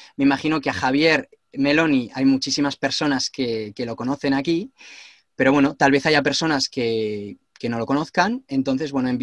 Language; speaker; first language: Spanish; native; Spanish